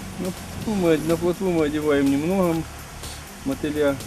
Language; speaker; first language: Russian; non-native, local second language; Ukrainian